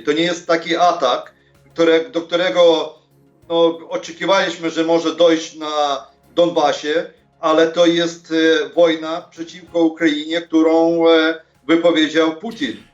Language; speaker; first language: Polish; non-native, fluent; Ukrainian